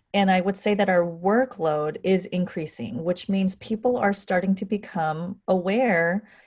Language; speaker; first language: English; native; English